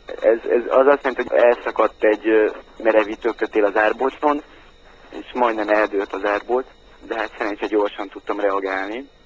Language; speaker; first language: Hungarian; native; Hungarian